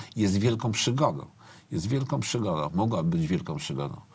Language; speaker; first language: Polish; native; Polish